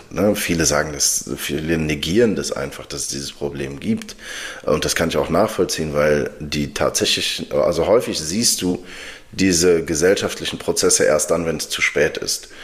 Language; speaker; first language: German; early bilingual, other home language; Arabic